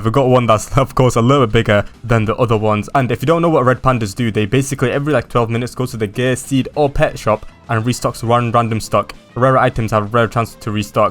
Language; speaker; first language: English; native; English